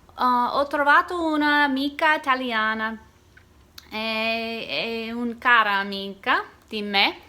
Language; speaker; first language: Italian; non-native, learner; English